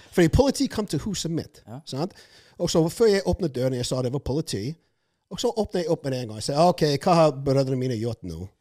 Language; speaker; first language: Norwegian; non-native, fluent; English